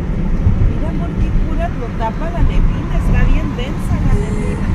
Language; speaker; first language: Spanish; native; Spanish